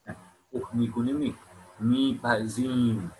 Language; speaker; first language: Persian; non-native, fluent; Urdu